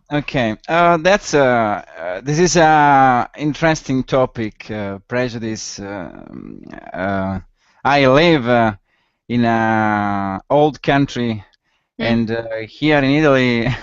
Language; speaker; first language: English; non-native, learner; Italian